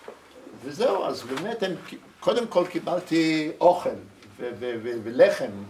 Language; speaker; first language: Hebrew; early bilingual, other home language; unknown